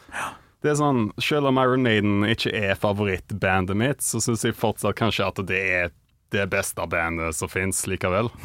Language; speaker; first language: Norwegian; early bilingual, other home language; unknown